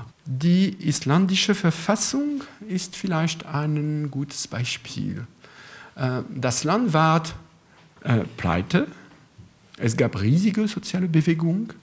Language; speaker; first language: German; non-native, fluent; French